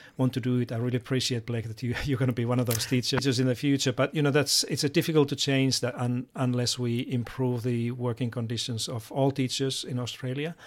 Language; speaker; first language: English; non-native, fluent; Finnish